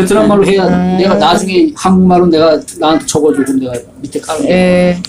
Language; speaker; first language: Korean; native; Korean